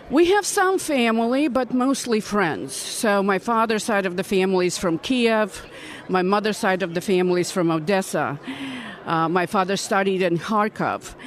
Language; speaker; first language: English; non-native, fluent; Russian